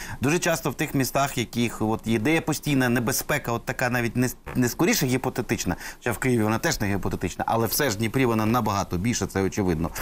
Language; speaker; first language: Ukrainian; non-native, local second language; Russian